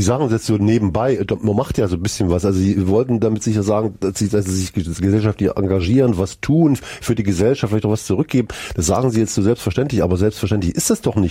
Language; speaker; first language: German; native; German